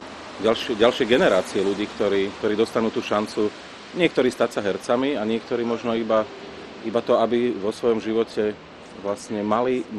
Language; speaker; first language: Slovak; native; Slovak